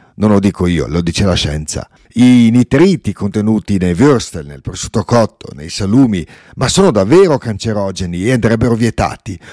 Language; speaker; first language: Italian; non-native, local second language; Ladin